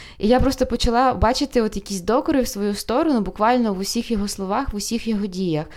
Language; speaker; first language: Ukrainian; non-native, local second language; Russian